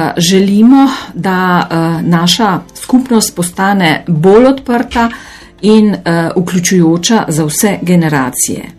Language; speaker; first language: Slovenian; native; Slovenian